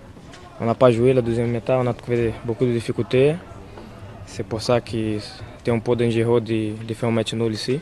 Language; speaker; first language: French; non-native, fluent; Portuguese